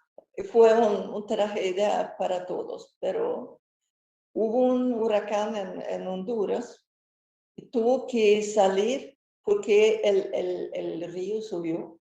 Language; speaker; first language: Spanish; non-native, fluent; Swedish